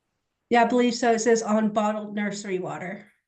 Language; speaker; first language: English; native; English